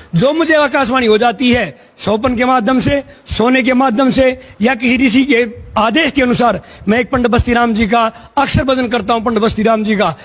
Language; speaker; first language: Hindi; native; Hindi